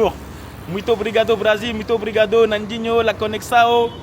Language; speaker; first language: Portuguese; non-native, learner; French